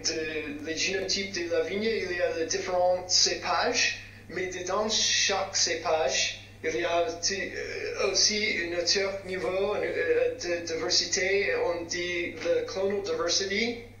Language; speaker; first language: French; non-native, fluent; English